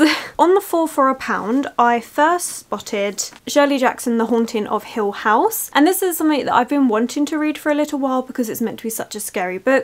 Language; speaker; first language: English; native; English